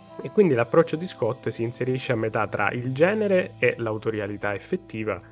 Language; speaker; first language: Italian; native; Italian